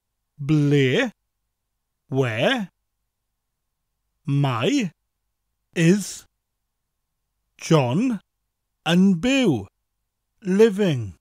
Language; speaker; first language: Welsh; non-native, fluent; English